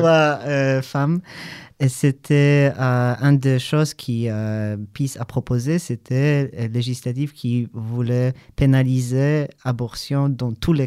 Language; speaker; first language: French; non-native, learner; Polish